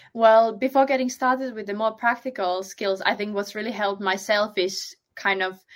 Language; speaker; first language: English; non-native, fluent; Finnish